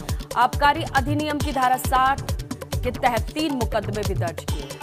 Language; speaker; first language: Hindi; native; Hindi